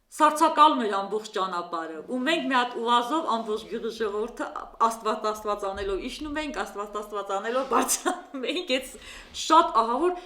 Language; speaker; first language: Armenian; native; Armenian